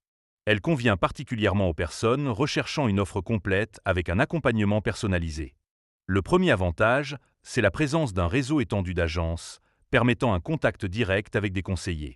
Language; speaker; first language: French; native; French